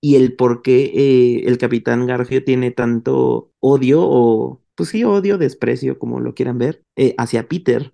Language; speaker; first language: Spanish; native; Spanish